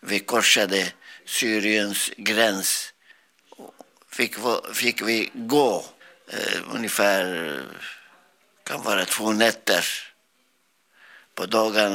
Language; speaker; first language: Swedish; non-native, learner; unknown